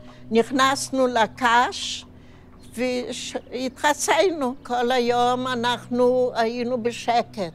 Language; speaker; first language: Hebrew; non-native, fluent; Yiddish